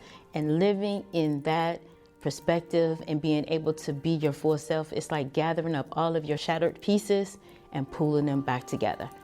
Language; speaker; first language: English; native; English